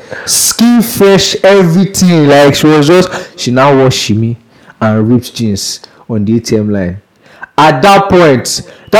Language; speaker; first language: English; non-native, local second language; Yoruba